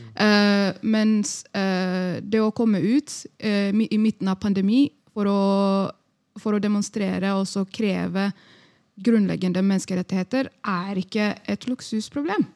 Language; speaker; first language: Norwegian; non-native, fluent; Amharic